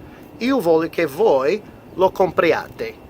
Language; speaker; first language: Italian; non-native, fluent; English